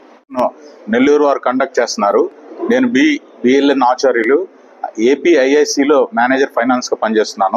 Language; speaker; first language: Telugu; native; Telugu